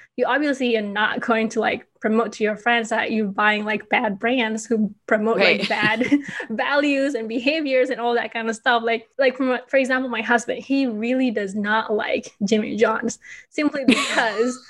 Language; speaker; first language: English; non-native, fluent; Indonesian